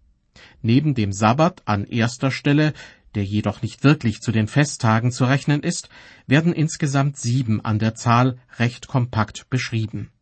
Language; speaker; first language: German; native; German